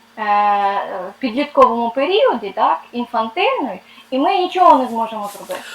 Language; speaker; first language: Ukrainian; non-native, local second language; Russian